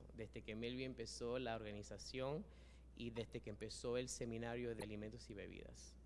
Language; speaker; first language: Spanish; early bilingual, heritage; Spanish